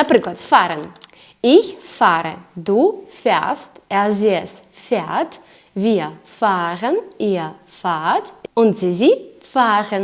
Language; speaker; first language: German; non-native, fluent; Ukrainian